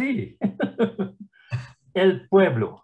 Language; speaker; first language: Spanish; non-native, fluent; German